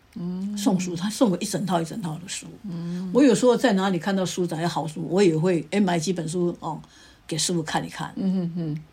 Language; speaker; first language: Chinese; non-native, local second language; Min Nan Chinese